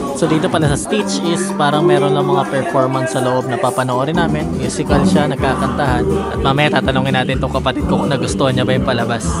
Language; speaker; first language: Filipino; native; Filipino